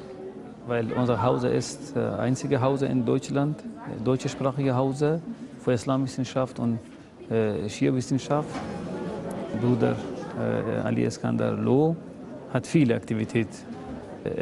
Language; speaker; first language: German; non-native, learner; Persian